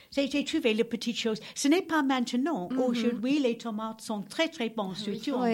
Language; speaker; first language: French; non-native, learner; English